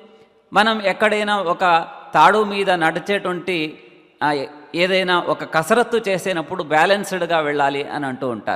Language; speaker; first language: Telugu; native; Telugu